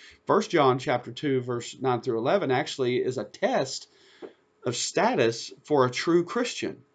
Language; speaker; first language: English; native; English